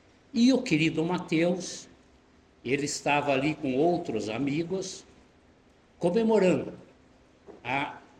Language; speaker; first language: Portuguese; native; Portuguese